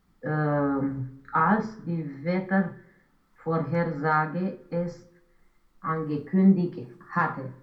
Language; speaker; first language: German; non-native, learner; Romanian